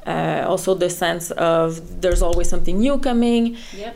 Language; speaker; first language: English; non-native, fluent; French